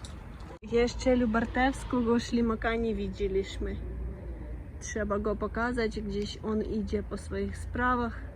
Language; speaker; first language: Polish; non-native, fluent; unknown